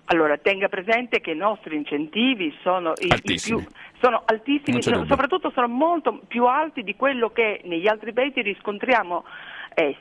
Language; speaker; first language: Italian; native; Italian